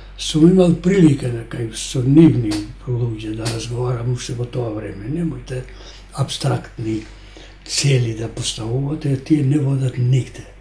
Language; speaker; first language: Macedonian; non-native, local second language; Albanian